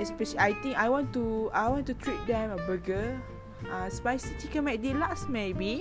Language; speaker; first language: English; non-native, learner; Malay